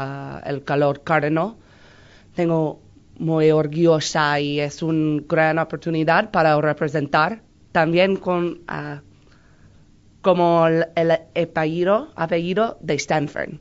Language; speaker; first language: Spanish; non-native, learner; English